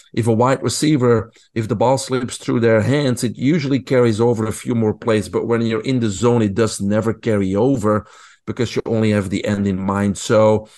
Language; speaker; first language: English; non-native, fluent; Dutch